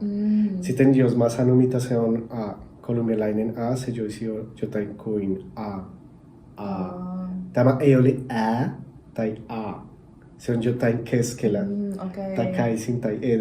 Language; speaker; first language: Finnish; non-native, learner; Spanish